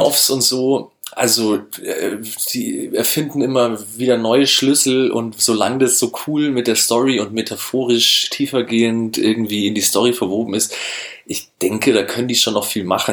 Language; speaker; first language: German; native; German